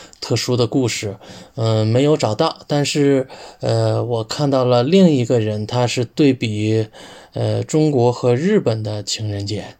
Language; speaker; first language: Chinese; native; Chinese